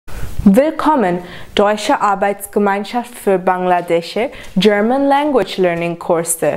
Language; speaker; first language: German; non-native, fluent; Bangla